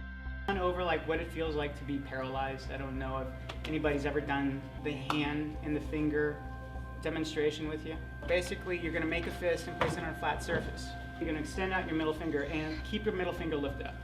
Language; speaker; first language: English; native; English